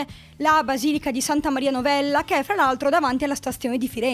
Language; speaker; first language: Italian; native; Italian